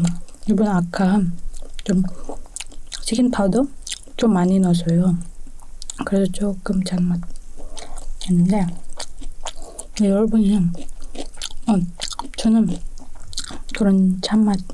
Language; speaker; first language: Korean; non-native, learner; Indonesian